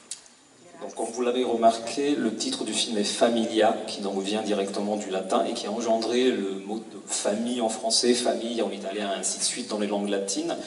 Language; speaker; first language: French; native; French